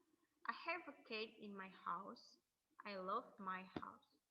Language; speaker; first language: English; non-native, learner; Indonesian